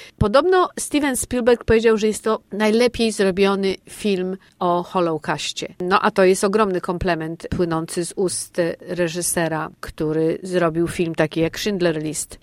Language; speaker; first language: Polish; native; Polish